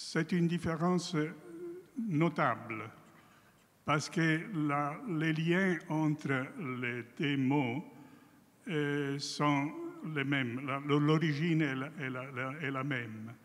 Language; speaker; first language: French; non-native, fluent; Italian